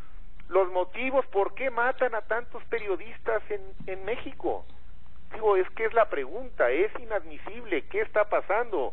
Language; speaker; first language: Spanish; native; Spanish